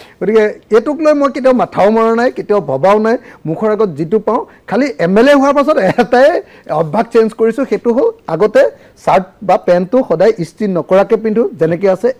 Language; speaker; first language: Assamese; native; Assamese